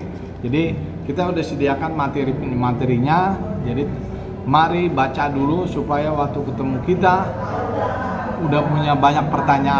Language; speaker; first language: Indonesian; native; Indonesian